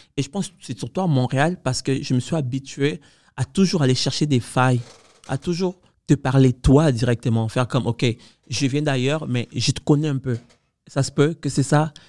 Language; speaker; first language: French; non-native, fluent; Spanish